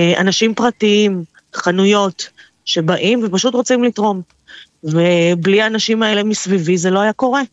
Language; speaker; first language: Hebrew; early bilingual, other home language; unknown